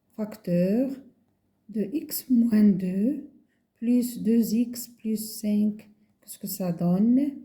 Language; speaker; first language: French; non-native, local second language; Arabic